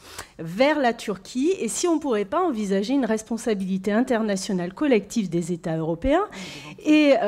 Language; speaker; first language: French; native; French